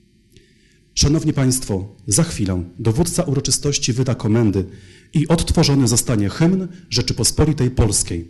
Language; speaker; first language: Polish; native; Polish